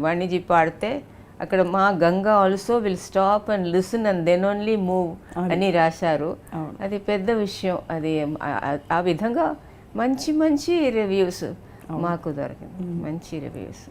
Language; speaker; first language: Telugu; non-native, local second language; Tamil